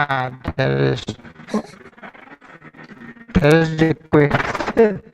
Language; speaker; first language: English; non-native, fluent; Indonesian